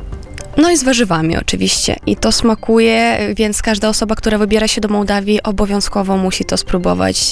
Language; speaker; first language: Polish; non-native, fluent; Romanian